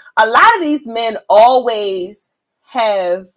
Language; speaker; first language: English; native; English